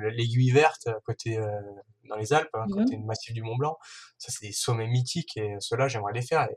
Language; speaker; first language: French; native; French